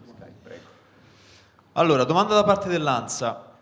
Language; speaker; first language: Italian; native; Italian